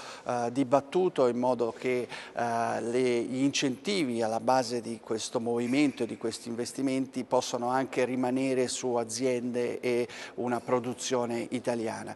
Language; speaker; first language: Italian; native; Italian